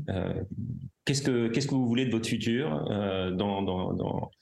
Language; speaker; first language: French; native; French